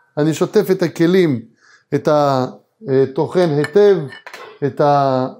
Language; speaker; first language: Hebrew; native; Hebrew